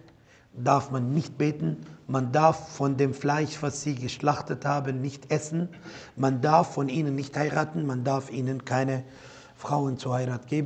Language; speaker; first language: German; non-native, fluent; Arabic